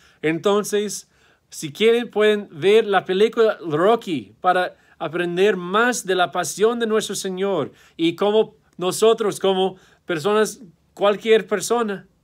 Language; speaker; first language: Spanish; non-native, fluent; English